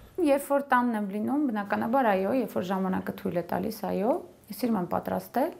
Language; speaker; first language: Armenian; early bilingual, heritage; Armenian